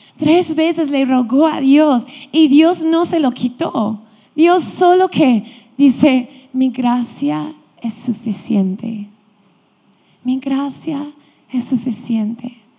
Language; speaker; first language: Spanish; non-native, fluent; English